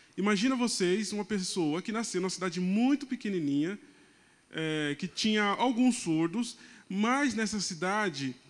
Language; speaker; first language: Portuguese; non-native, local second language; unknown